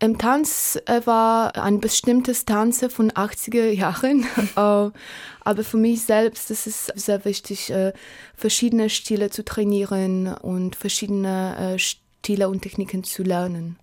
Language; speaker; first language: German; non-native, learner; Polish